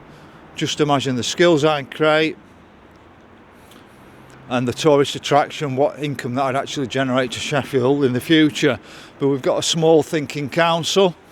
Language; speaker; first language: English; native; English